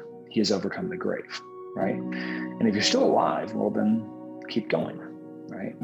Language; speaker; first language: English; native; English